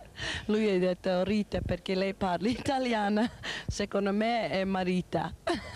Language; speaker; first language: Italian; non-native, learner; English